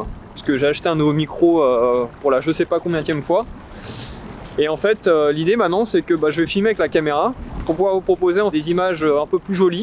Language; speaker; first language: French; native; French